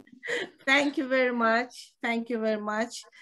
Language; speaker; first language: English; non-native, learner; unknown